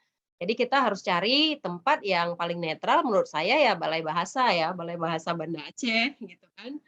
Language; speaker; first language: Indonesian; native; Indonesian